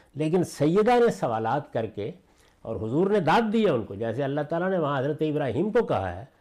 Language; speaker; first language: Urdu; non-native, local second language; Punjabi